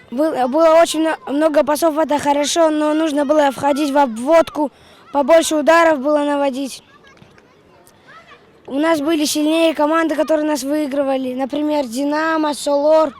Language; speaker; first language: Russian; non-native, local second language; Tajik